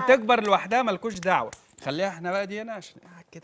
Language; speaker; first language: Arabic; native; Arabic